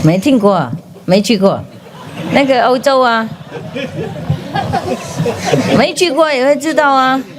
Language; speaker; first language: Chinese; non-native, fluent; Vietnamese